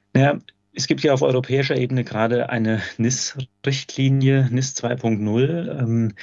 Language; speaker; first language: German; native; German